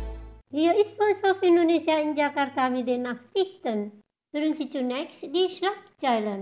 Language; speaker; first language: German; non-native, fluent; Indonesian